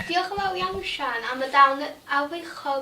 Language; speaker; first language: Welsh; native; Welsh